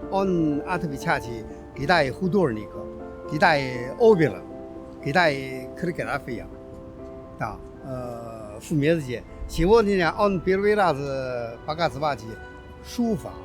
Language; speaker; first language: Russian; non-native, learner; Chinese